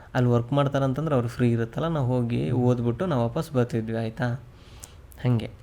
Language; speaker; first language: Kannada; native; Kannada